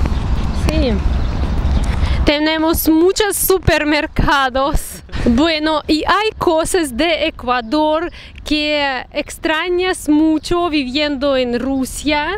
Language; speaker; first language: Spanish; non-native, fluent; Russian